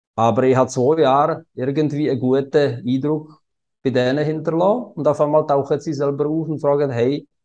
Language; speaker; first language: German; non-native, fluent; Czech